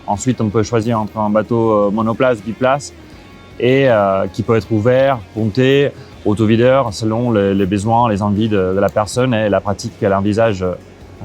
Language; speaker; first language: French; non-native, fluent; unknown